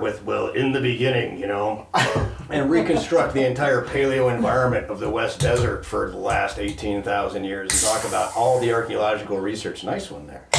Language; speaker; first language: English; native; English